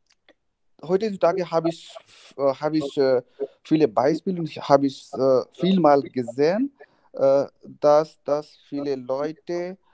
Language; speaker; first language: German; non-native, learner; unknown